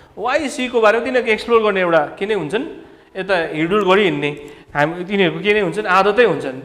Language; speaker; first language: Nepali; native; Nepali